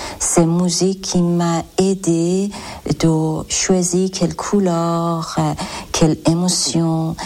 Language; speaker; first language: French; non-native, learner; Persian